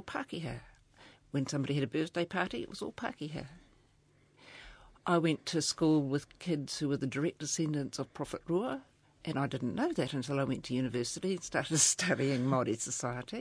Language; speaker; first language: English; native; English